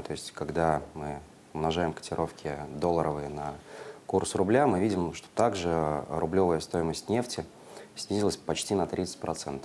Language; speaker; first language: Russian; native; Russian